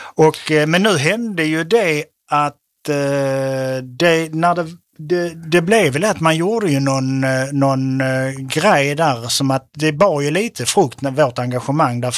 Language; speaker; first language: Swedish; native; Swedish